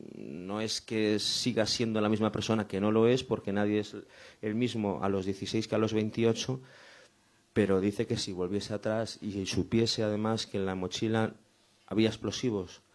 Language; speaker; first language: Spanish; native; Spanish